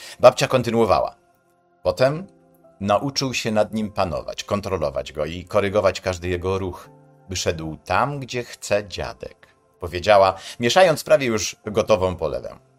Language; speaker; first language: Polish; native; Polish